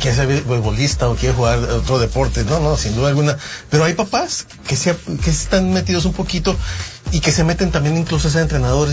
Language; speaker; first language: Spanish; native; Spanish